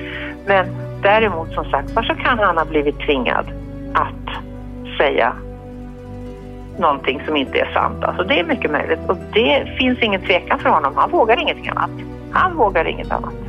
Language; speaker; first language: Swedish; native; Swedish